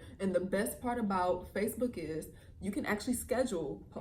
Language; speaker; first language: English; native; English